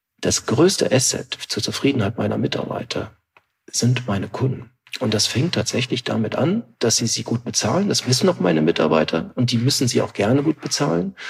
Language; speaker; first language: German; native; German